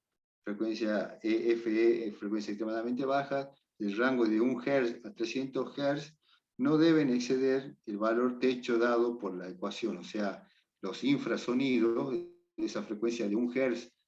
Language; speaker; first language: Spanish; native; Spanish